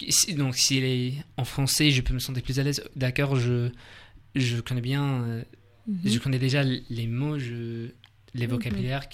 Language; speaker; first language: French; non-native, learner; English